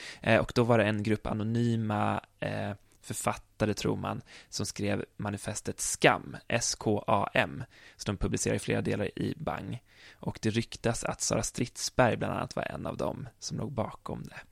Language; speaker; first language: Swedish; native; Swedish